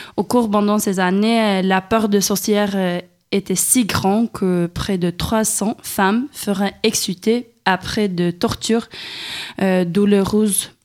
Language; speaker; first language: French; non-native, fluent; Swedish